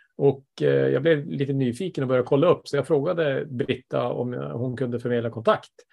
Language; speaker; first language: Swedish; native; Swedish